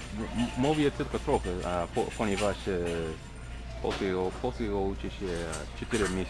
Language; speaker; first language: Polish; non-native, learner; English